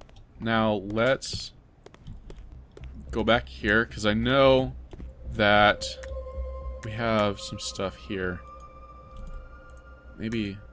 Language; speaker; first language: English; native; English